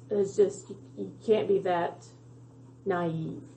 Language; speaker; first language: English; native; English